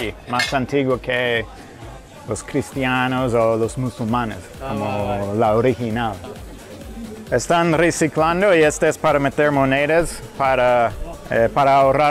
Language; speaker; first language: Spanish; non-native, fluent; English